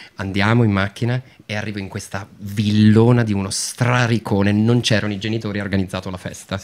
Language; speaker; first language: Italian; native; Italian